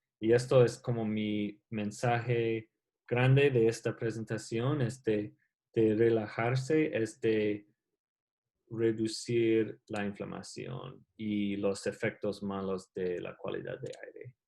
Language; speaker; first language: Spanish; non-native, learner; English